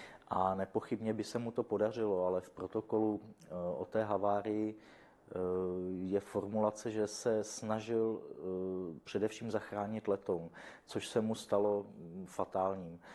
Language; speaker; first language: Czech; native; Czech